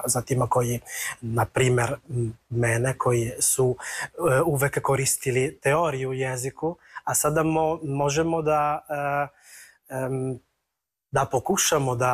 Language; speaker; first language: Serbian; non-native, fluent; Italian